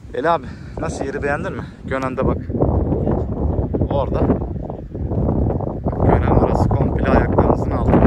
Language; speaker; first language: Turkish; native; Turkish